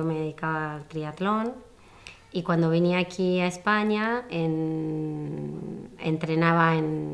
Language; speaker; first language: Spanish; native; Spanish